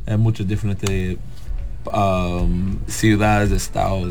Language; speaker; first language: Spanish; non-native, learner; English